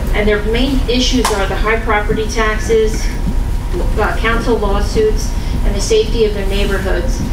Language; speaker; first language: English; native; English